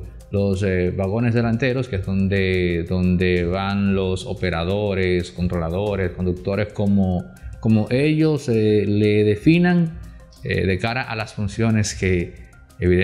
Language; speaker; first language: Spanish; native; Spanish